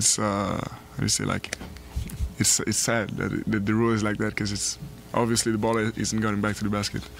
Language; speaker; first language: English; non-native, fluent; French